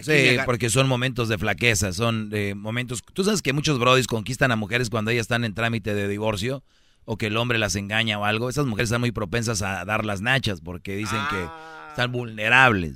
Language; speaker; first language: Spanish; native; Spanish